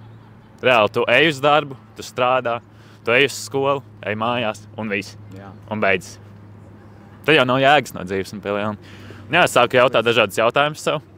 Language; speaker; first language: Latvian; native; Latvian